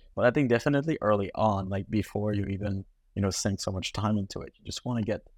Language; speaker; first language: English; native; English